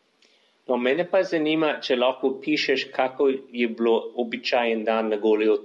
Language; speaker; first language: Slovenian; non-native, learner; English